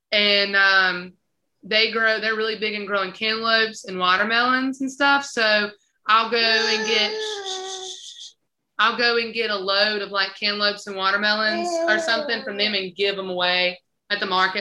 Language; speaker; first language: English; native; English